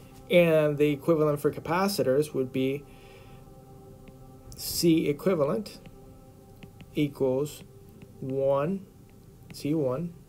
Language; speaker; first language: English; native; English